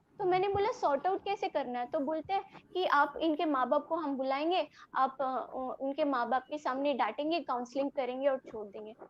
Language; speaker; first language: Hindi; non-native, local second language; Telugu